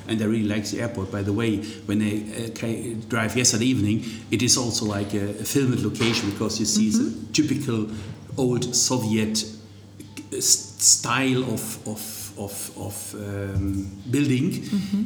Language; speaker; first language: English; non-native, fluent; German